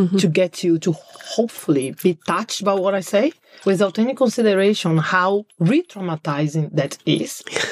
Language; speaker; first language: English; non-native, fluent; Portuguese